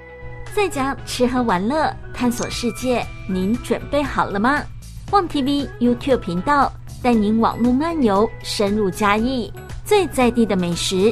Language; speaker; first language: Chinese; native; Chinese